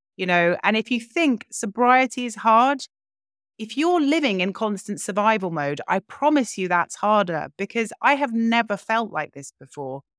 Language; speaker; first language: English; native; English